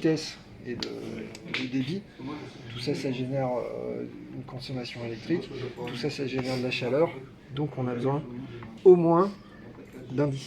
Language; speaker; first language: French; native; French